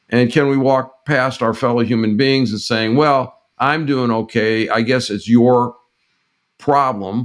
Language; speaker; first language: English; native; English